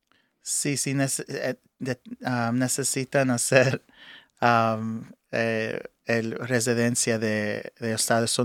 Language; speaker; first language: Spanish; early bilingual, heritage; English